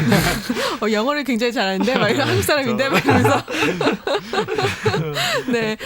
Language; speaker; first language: Korean; native; Korean